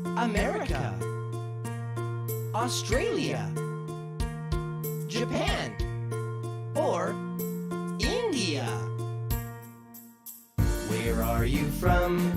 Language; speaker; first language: English; non-native, learner; Korean